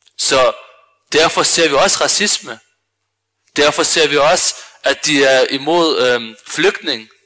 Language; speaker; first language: Danish; early bilingual, other home language; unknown